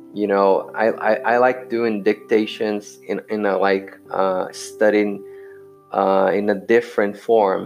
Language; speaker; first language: English; non-native, fluent; Portuguese